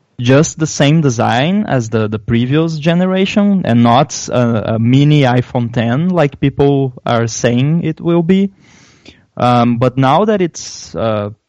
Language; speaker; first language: English; non-native, fluent; Portuguese